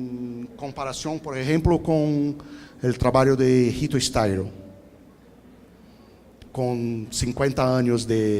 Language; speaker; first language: Spanish; non-native, fluent; Portuguese